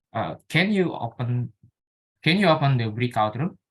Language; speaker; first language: English; non-native, learner; Indonesian